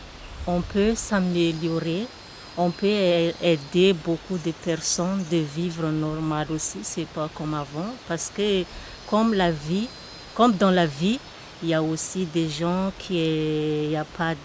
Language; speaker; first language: French; non-native, local second language; Malagasy